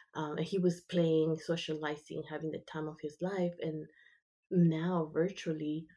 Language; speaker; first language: English; early bilingual, other home language; Spanish